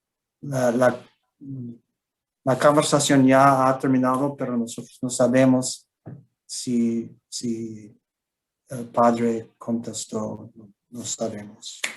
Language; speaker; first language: Spanish; non-native, learner; English